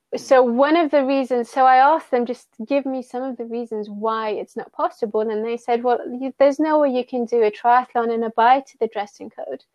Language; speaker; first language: English; early bilingual, other home language; Persian